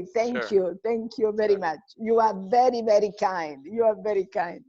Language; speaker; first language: English; non-native, fluent; Italian